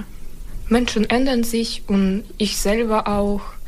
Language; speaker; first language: German; non-native, fluent; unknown